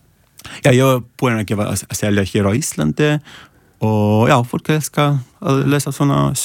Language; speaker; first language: Icelandic; non-native, learner; Italian